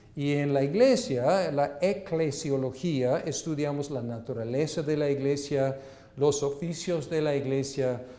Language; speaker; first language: Spanish; non-native, fluent; English